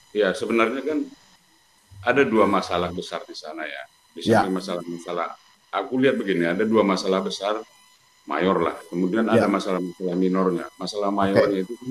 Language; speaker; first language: Indonesian; non-native, local second language; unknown